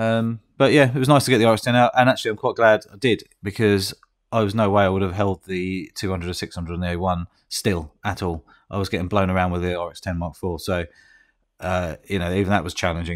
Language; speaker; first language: English; native; English